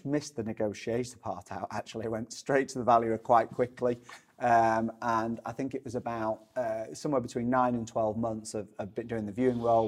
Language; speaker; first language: English; native; English